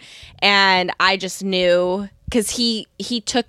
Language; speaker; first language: English; native; English